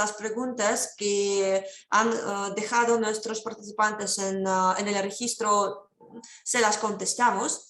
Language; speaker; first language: Spanish; non-native, fluent; Russian